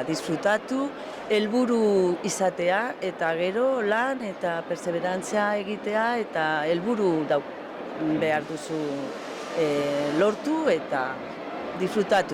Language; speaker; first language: Basque; non-native, local second language; Spanish